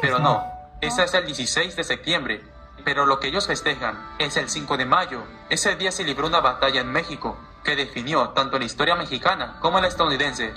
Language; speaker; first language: Spanish; native; Spanish